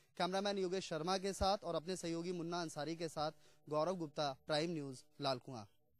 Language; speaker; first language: Hindi; native; Hindi